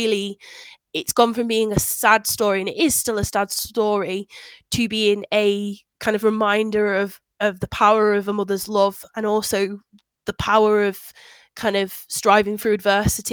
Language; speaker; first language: English; native; English